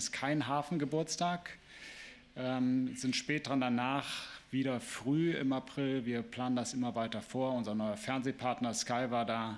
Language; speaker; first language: German; native; German